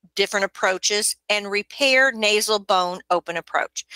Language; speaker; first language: English; native; English